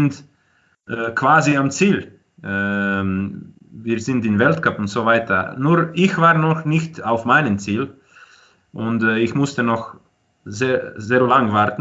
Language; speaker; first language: German; non-native, fluent; Croatian